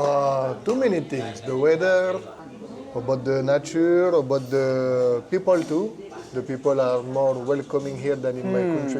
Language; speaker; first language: English; non-native, fluent; French